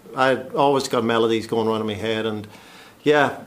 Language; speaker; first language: English; native; English